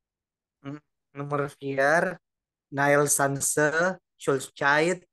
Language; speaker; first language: German; non-native, learner; Indonesian